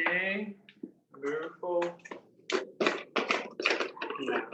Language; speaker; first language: English; non-native, learner; Portuguese